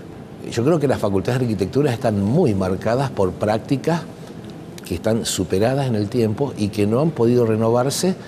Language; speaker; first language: Spanish; native; Spanish